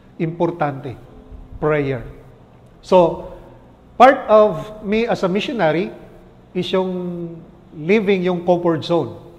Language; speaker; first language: English; non-native, local second language; Filipino